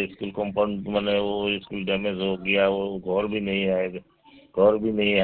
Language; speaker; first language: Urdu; non-native, local second language; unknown